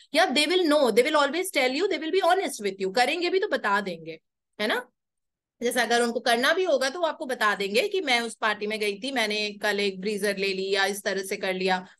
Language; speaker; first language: Hindi; native; Hindi